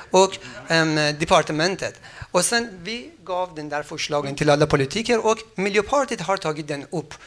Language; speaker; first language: Swedish; non-native, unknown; Persian